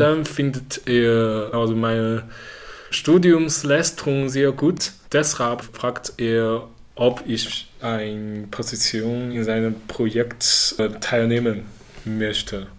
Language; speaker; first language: German; non-native, learner; Chinese